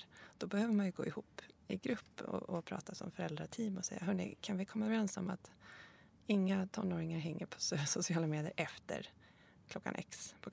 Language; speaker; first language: Swedish; native; Swedish